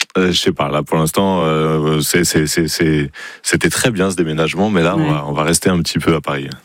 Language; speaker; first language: French; native; French